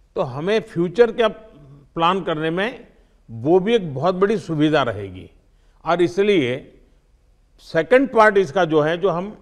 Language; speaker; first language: Hindi; non-native, local second language; Gujarati